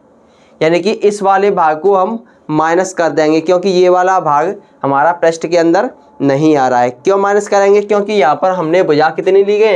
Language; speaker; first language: Hindi; native; Hindi